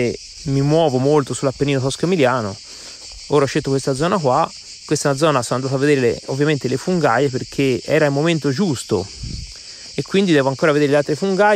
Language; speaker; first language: Italian; native; Italian